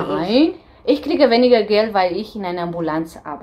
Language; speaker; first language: German; non-native, fluent; Romanian